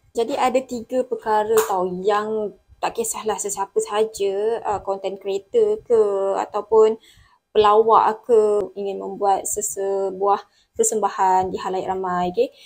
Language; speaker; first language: Malay; native; Malay